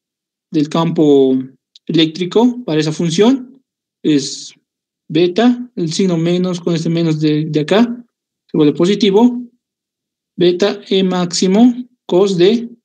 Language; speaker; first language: Spanish; native; Spanish